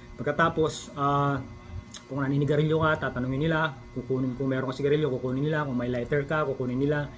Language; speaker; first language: Filipino; native; Filipino